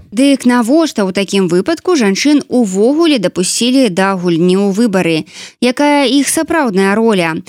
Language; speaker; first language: Belarusian; native; Belarusian